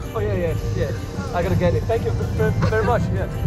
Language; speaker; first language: English; non-native, local second language; Cantonese